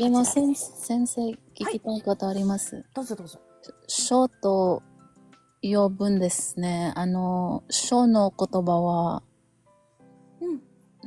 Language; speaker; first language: Japanese; non-native, learner; Filipino